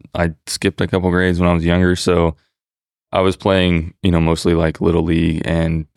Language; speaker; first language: English; native; English